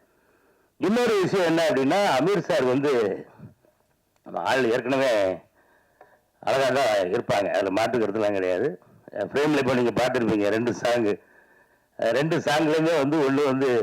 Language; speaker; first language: Tamil; native; Tamil